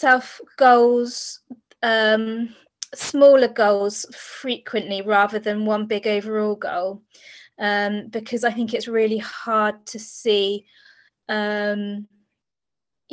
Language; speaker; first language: English; native; English